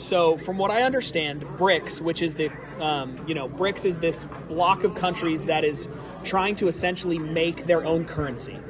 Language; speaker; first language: English; native; English